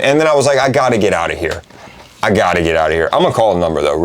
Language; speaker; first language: English; native; English